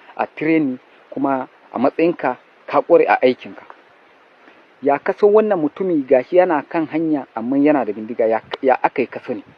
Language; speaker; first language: Hausa; non-native, local second language; Fula